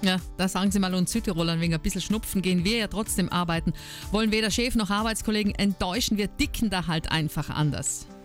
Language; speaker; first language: German; native; German